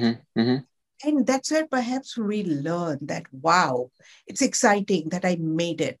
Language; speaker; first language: English; non-native, local second language; Gujarati